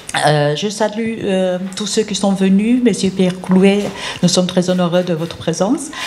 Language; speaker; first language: French; non-native, fluent; Georgian